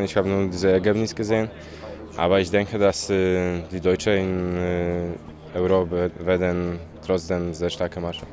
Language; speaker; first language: German; non-native, fluent; Polish